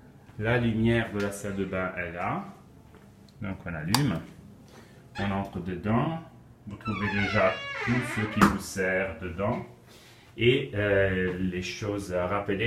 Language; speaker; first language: French; non-native, fluent; Italian